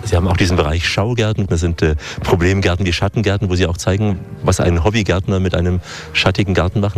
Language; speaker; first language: German; native; German